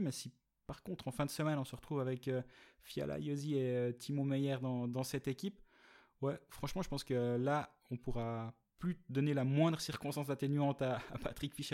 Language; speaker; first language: French; native; French